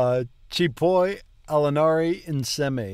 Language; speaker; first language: Italian; non-native, learner; English